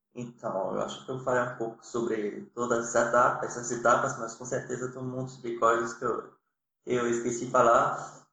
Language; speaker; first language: Portuguese; non-native, fluent; French